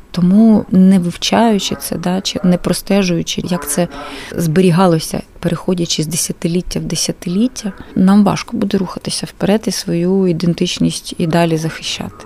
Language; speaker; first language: Ukrainian; non-native, local second language; Russian